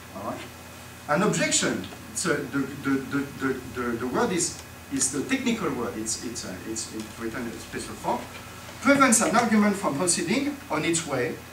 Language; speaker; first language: English; non-native, fluent; French